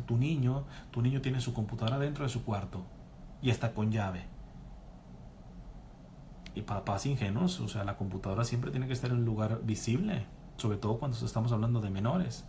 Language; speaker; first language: Spanish; native; Spanish